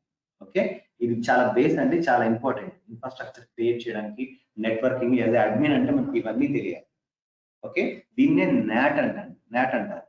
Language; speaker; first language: Telugu; native; Telugu